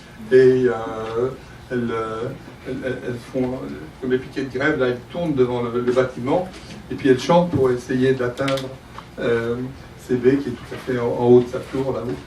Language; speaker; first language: French; native; French